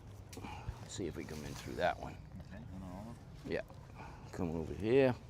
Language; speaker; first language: English; native; English